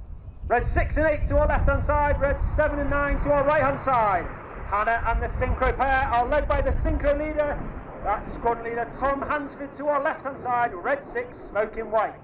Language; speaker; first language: English; native; English